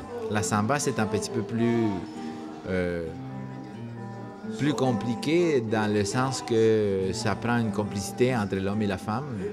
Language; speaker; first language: French; non-native, fluent; Spanish